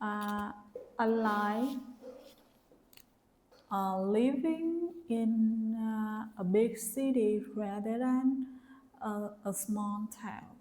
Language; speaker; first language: English; non-native, learner; Vietnamese